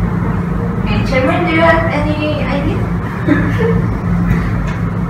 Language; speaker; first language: English; non-native, local second language; Malay